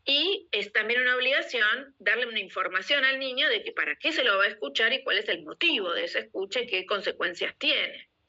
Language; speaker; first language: Spanish; native; Spanish